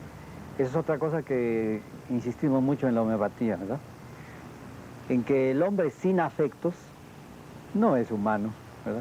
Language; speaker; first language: Spanish; native; Spanish